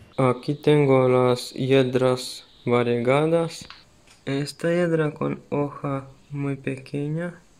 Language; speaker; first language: Spanish; non-native, learner; Serbian